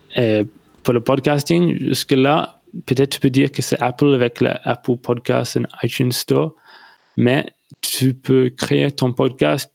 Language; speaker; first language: French; non-native, learner; English